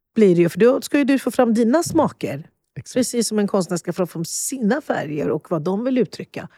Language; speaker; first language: Swedish; early bilingual, other home language; Spanish